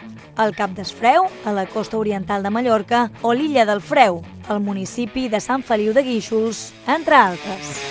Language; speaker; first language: Catalan; native; Catalan